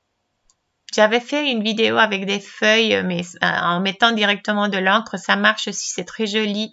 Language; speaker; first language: French; non-native, fluent; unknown